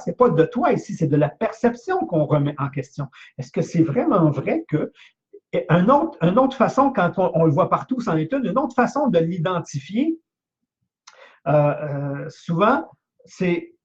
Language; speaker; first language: French; native; French